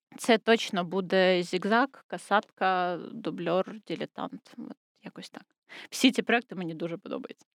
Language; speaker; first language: Ukrainian; native; Ukrainian